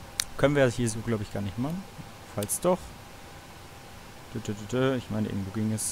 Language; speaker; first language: German; native; German